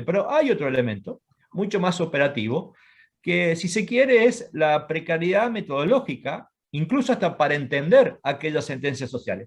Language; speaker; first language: Spanish; native; Spanish